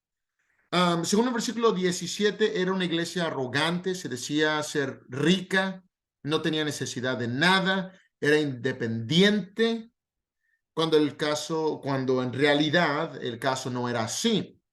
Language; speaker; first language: Spanish; native; Spanish